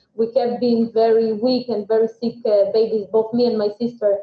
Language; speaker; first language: English; non-native, fluent; Russian